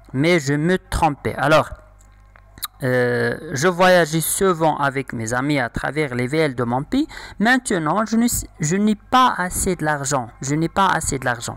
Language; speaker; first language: French; non-native, local second language; Arabic